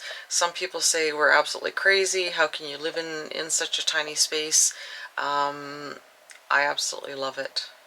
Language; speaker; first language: English; native; English